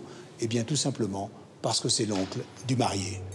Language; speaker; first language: French; native; French